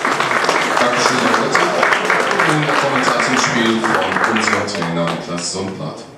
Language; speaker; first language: German; native; German